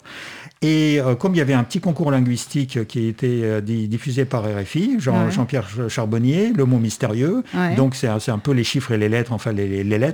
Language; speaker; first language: French; non-native, fluent; Russian